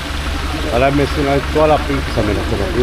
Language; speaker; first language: Finnish; non-native, learner; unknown